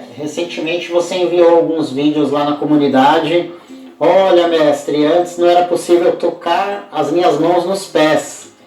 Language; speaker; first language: Portuguese; native; Portuguese